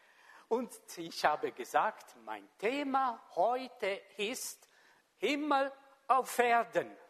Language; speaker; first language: German; non-native, fluent; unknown